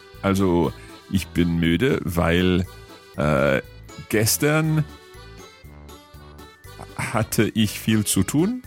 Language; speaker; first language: German; non-native, learner; English